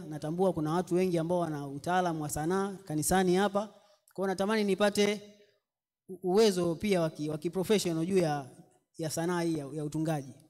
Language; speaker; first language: Swahili; native; Swahili